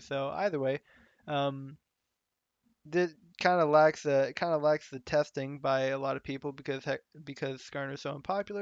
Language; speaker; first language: English; native; English